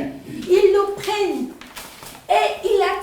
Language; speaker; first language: French; non-native, learner; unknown